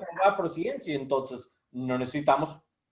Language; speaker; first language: Spanish; non-native, learner; English